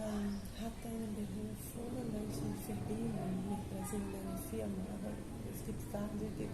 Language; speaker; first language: German; non-native, fluent; Portuguese